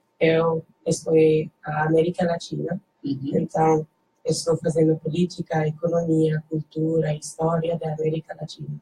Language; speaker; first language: Portuguese; non-native, learner; Dutch